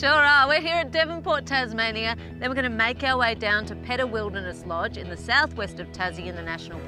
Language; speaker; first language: English; native; English